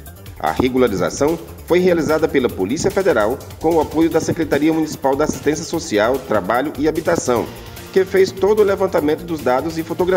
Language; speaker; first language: Portuguese; native; Portuguese